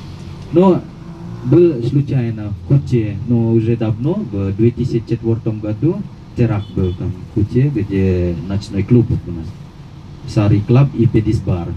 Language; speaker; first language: Russian; non-native, fluent; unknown